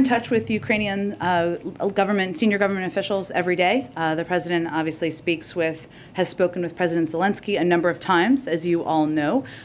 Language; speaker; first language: English; native; English